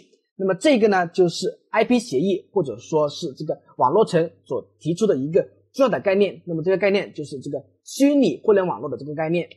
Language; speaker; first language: Chinese; native; Chinese